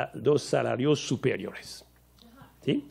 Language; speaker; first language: Portuguese; non-native, learner; French